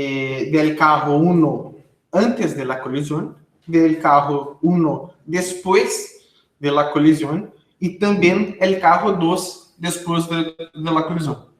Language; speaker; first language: Spanish; non-native, fluent; Portuguese